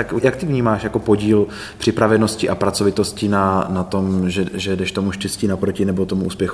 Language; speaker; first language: Czech; native; Czech